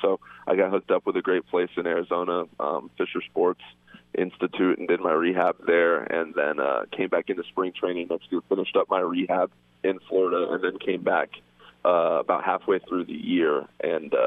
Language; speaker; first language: English; native; English